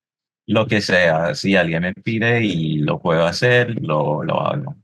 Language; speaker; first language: Spanish; non-native, fluent; English